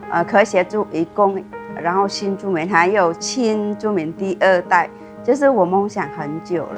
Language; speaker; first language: Chinese; non-native, fluent; Vietnamese